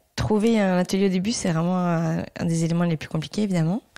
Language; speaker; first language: French; native; French